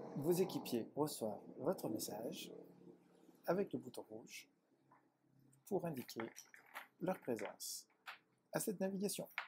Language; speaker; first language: French; native; French